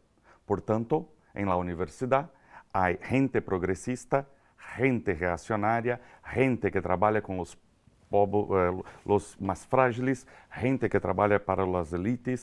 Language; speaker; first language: Spanish; non-native, learner; Portuguese